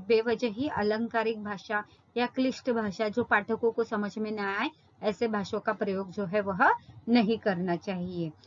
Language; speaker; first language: Hindi; non-native, local second language; Marathi